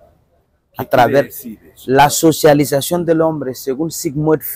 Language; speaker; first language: Spanish; non-native, fluent; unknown